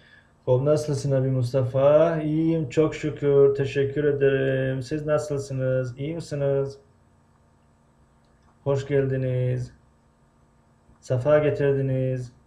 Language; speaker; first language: Turkish; non-native, fluent; Tajik